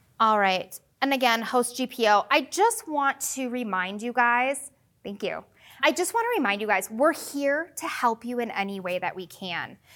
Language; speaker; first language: English; native; English